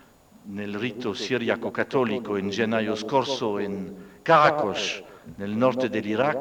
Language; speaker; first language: Italian; non-native, fluent; French